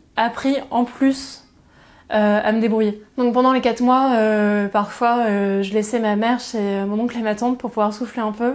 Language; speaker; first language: French; native; French